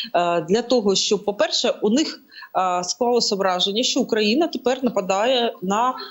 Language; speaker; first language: Ukrainian; native; Ukrainian